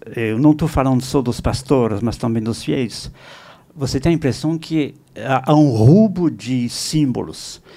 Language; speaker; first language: Portuguese; non-native, fluent; French